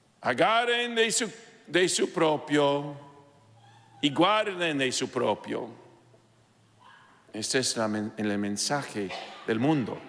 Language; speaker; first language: Spanish; non-native, fluent; English